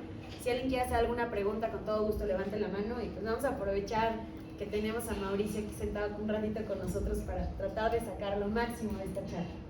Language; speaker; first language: Spanish; native; Spanish